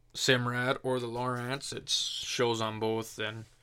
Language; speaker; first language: English; native; English